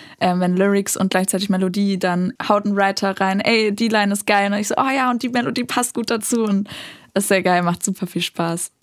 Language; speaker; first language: German; native; German